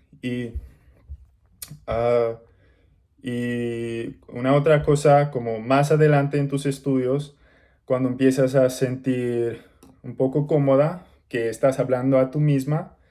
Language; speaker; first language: Spanish; non-native, learner; English